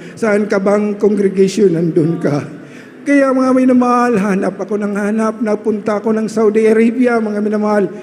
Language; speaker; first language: Filipino; non-native, local second language; Cebuano